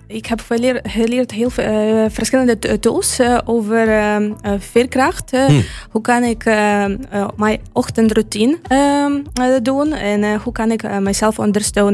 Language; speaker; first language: Dutch; non-native, fluent; Ukrainian